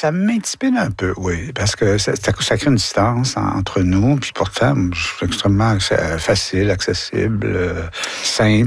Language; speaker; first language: French; native; French